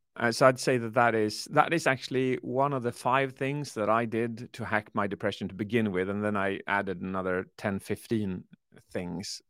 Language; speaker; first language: English; early bilingual, other home language; Swedish